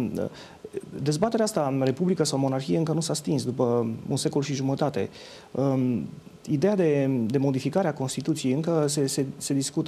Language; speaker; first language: Romanian; native; Romanian